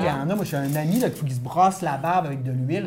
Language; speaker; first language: French; native; French